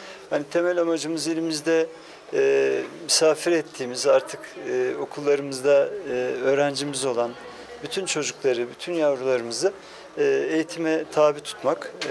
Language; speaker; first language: Turkish; native; Turkish